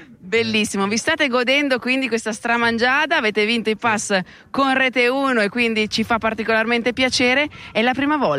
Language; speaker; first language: Italian; native; Italian